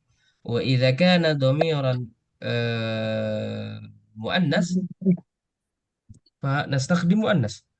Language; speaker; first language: Arabic; non-native, fluent; Indonesian